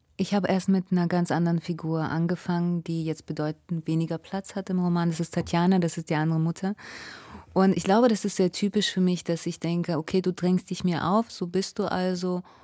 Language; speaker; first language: German; early bilingual, other home language; Russian